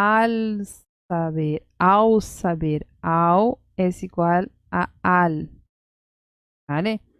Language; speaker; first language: Spanish; non-native, fluent; Portuguese